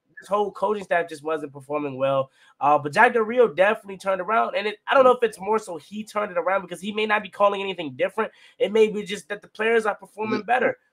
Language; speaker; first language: English; native; English